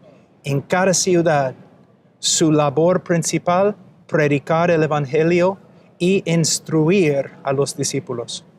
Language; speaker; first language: Spanish; non-native, fluent; English